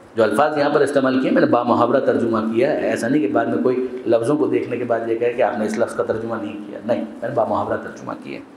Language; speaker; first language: Urdu; non-native, local second language; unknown